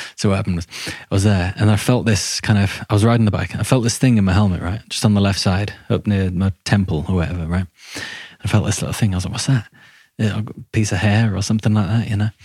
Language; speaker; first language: English; native; English